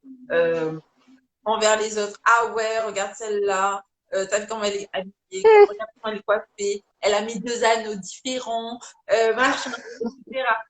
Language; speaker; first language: French; native; French